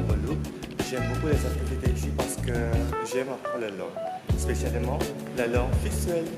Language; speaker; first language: French; non-native, learner; Indonesian